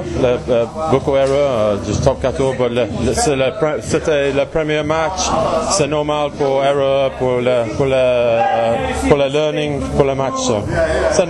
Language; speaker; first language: French; non-native, learner; English